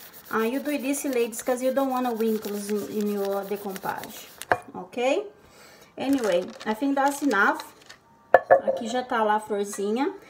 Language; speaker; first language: English; non-native, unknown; Portuguese